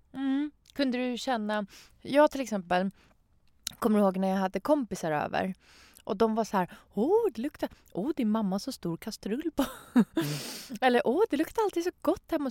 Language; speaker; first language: Swedish; early bilingual, other home language; Persian